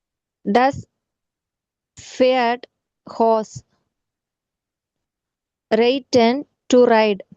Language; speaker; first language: German; non-native, learner; Tamil